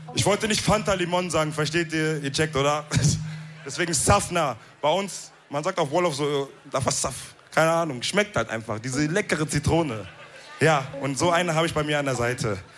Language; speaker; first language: German; early bilingual, other home language; Wolof